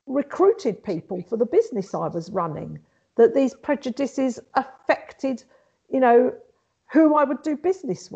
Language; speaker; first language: English; native; English